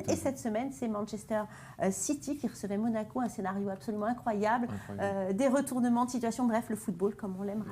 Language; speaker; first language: French; native; French